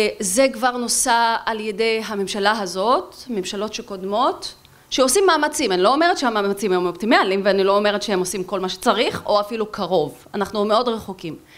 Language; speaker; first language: Hebrew; non-native, local second language; Arabic